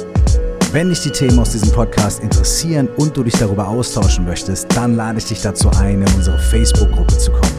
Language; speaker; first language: German; native; German